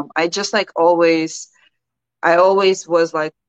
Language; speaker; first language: English; early bilingual, other home language; Ukrainian